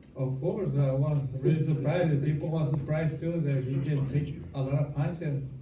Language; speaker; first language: English; non-native, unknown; Spanish